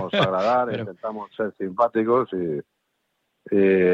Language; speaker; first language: Spanish; native; Spanish